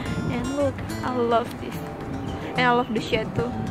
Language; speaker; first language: English; non-native, fluent; Indonesian